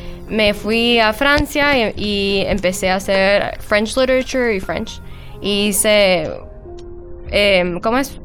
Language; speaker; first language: Spanish; early bilingual, heritage; Spanish